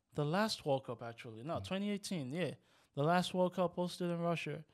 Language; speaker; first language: English; non-native, local second language; Yoruba